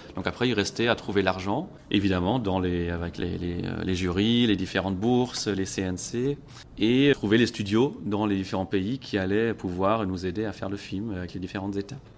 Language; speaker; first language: French; non-native, local second language; Luxembourgish